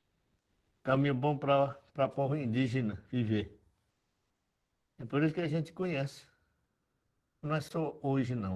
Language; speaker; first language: Portuguese; non-native, local second language; Yanomámi